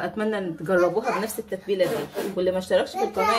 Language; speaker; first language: Arabic; native; Arabic